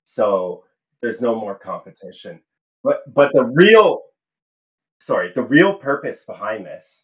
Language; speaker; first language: English; native; English